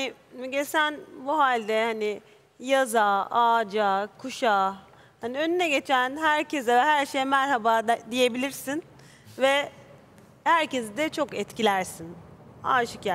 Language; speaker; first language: Turkish; non-native, learner; English